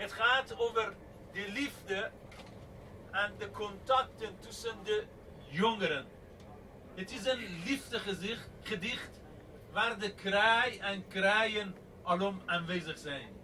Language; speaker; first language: Dutch; non-native, fluent; Persian